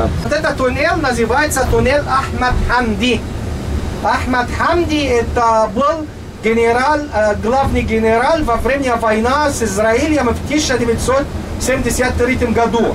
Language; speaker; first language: Russian; non-native, learner; Arabic